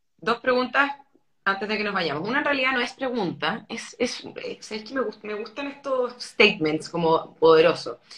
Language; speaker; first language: Spanish; native; Spanish